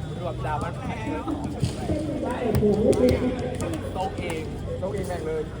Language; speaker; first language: Thai; native; Thai